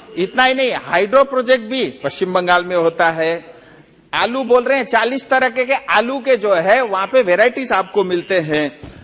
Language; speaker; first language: Hindi; non-native, local second language; Nepali